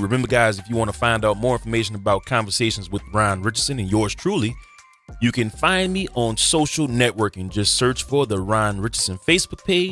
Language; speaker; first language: English; native; English